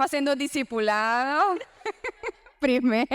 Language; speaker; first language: Portuguese; non-native, learner; Spanish